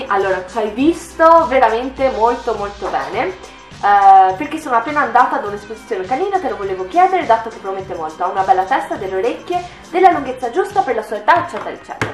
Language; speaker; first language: Italian; native; Italian